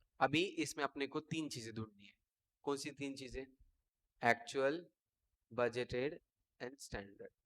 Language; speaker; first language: Hindi; non-native, local second language; Marathi